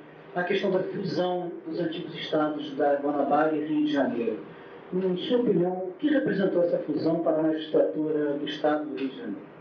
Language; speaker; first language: Portuguese; native; Portuguese